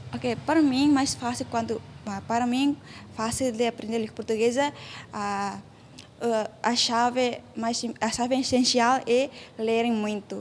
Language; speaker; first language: Portuguese; non-native, local second language; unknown